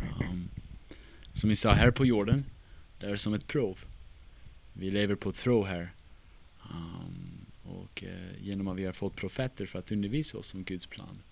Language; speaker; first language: Swedish; non-native, fluent; English